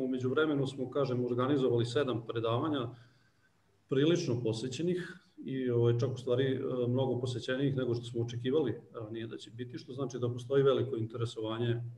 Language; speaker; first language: Serbian; native; Serbian